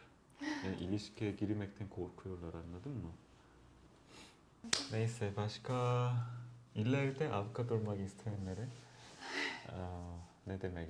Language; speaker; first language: Turkish; non-native, fluent; Korean